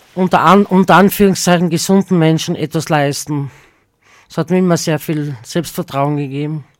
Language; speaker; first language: German; native; German